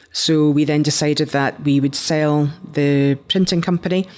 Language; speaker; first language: English; native; English